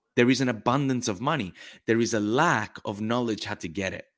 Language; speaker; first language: English; early bilingual, other home language; Italian